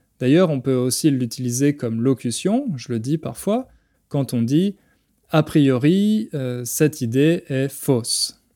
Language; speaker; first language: French; native; French